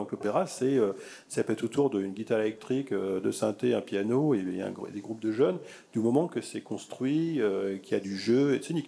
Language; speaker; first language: French; native; French